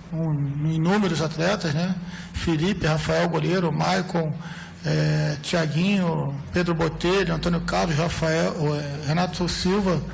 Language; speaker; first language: Portuguese; native; Portuguese